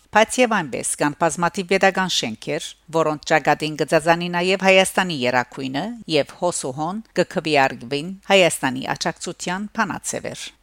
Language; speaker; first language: Armenian; early bilingual, heritage; Armenian